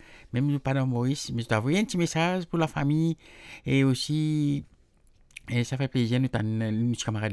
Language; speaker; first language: French; non-native, local second language; Morisyen